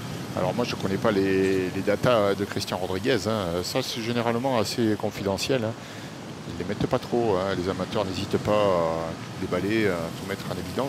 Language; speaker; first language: French; native; French